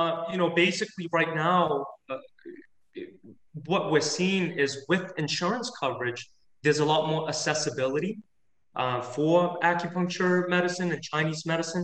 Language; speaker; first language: English; native; English